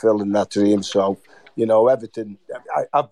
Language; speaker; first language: English; native; English